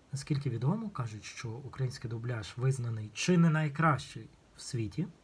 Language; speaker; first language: Ukrainian; non-native, local second language; Russian